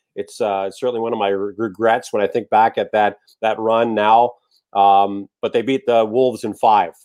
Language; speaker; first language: English; native; English